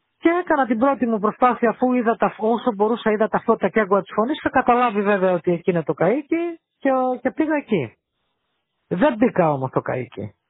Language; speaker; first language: Greek; native; Greek